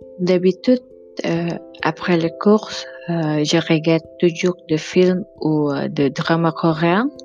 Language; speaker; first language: French; non-native, learner; Indonesian